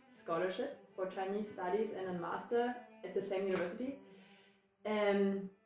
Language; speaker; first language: English; non-native, fluent; German